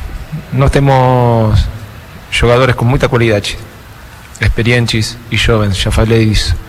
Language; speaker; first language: Portuguese; non-native, fluent; Spanish